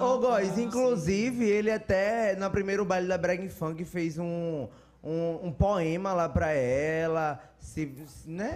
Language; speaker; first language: Portuguese; native; Portuguese